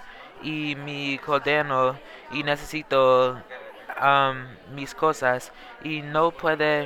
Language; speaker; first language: Spanish; non-native, learner; English